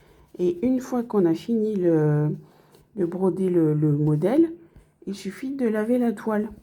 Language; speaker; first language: French; native; French